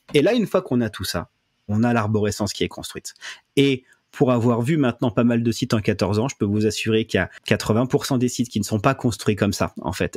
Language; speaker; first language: French; native; French